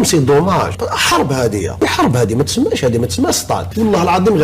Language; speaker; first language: Arabic; native; Arabic